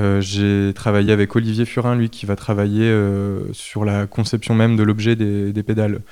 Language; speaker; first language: French; native; French